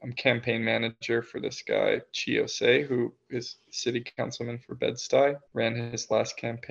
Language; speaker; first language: English; native; English